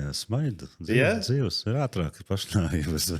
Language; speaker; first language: Latvian; native; Latvian